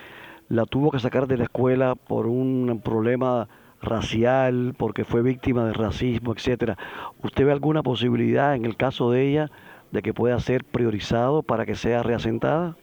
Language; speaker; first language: Spanish; native; Spanish